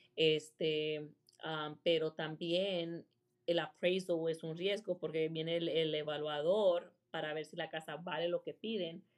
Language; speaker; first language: Spanish; early bilingual, heritage; Spanish